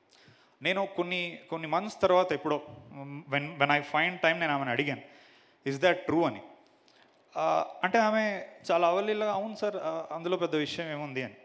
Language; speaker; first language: Telugu; native; Telugu